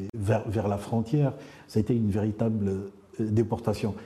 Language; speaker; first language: French; non-native, local second language; Arabic